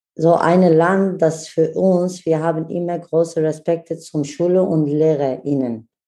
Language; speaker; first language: German; non-native, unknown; Kurdish